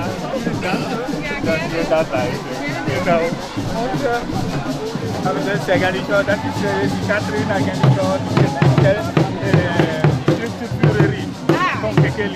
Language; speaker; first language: German; non-native, fluent; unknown